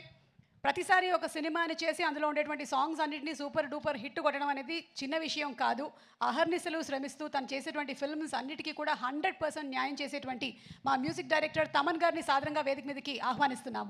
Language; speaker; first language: Telugu; native; Telugu